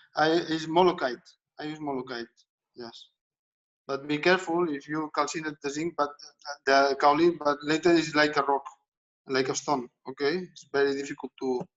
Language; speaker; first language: English; non-native, learner; Spanish